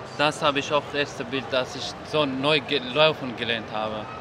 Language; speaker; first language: German; non-native, learner; Persian